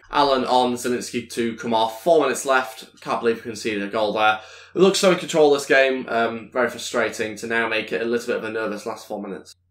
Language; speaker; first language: English; native; English